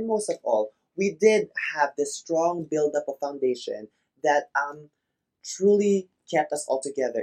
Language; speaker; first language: English; non-native, local second language; Filipino